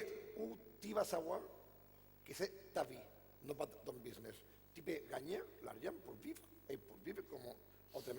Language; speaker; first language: French; non-native, fluent; Catalan